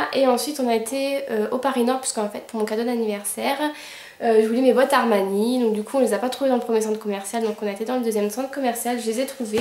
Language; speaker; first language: French; native; French